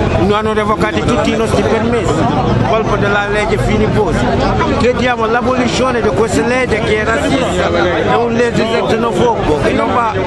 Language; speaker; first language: Italian; non-native, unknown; Wolof